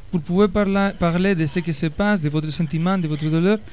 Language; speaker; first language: French; non-native, fluent; Spanish